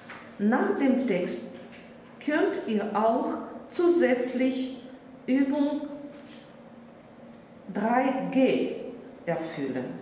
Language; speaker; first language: German; non-native, fluent; Russian